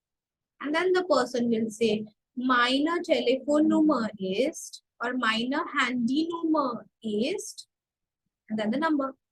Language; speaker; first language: German; non-native, fluent; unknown